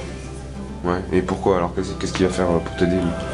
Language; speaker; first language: French; native; French